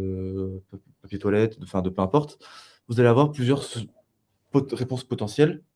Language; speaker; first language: French; native; French